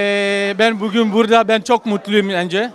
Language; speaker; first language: Turkish; non-native, learner; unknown